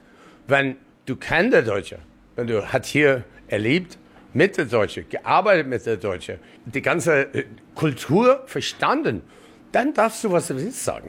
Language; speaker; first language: German; non-native, learner; English